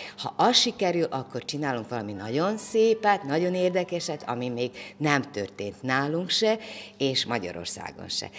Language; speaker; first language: Hungarian; non-native, local second language; Serbian